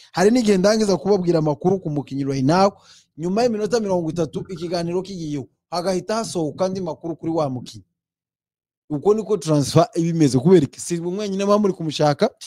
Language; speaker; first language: Kinyarwanda; native; Kinyarwanda